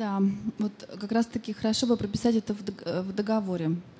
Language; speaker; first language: Russian; native; Russian